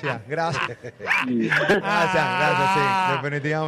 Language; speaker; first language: Spanish; native; Spanish